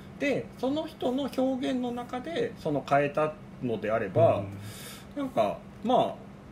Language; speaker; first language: Japanese; native; Japanese